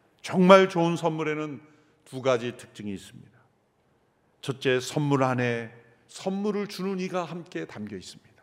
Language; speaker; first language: Korean; native; Korean